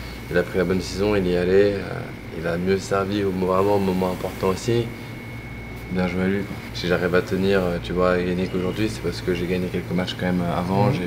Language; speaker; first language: French; native; French